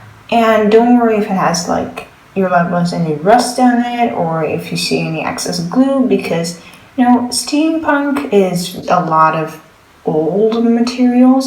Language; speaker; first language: English; non-native, fluent; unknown